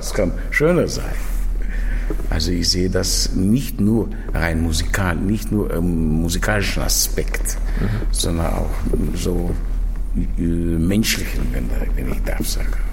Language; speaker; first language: German; non-native, fluent; Russian